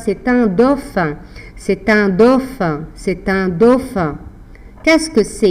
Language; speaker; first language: French; non-native, fluent; Arabic